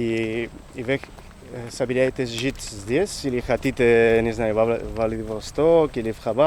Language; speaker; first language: Russian; non-native, learner; Spanish